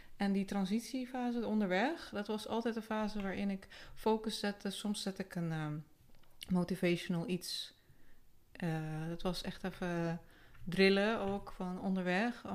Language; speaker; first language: Dutch; early bilingual, other home language; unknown